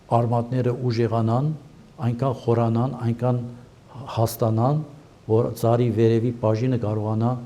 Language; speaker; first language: Armenian; early bilingual, heritage; Armenian